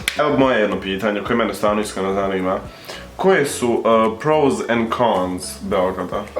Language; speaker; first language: Bosnian; native; Bosnian